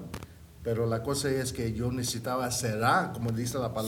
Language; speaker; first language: Spanish; early bilingual, heritage; Spanish